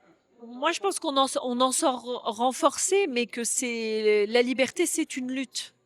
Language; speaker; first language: French; native; French